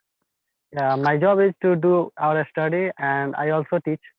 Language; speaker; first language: English; non-native, learner; Hindi